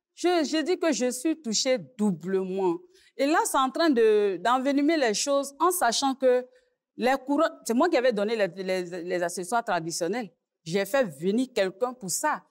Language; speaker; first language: French; native; French